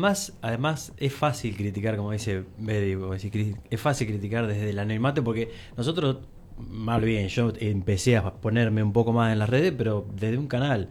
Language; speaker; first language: Spanish; native; Spanish